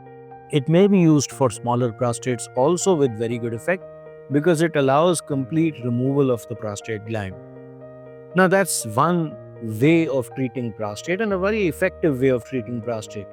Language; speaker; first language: English; non-native, local second language; Hindi